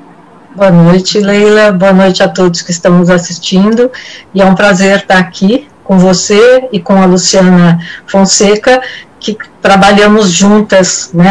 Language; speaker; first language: Portuguese; native; Portuguese